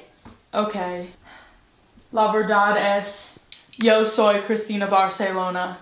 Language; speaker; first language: Spanish; non-native, learner; English